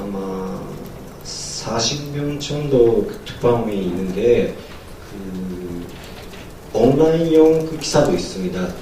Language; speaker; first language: Korean; non-native, learner; Japanese